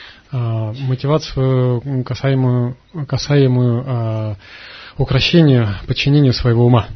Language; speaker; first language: Russian; native; Russian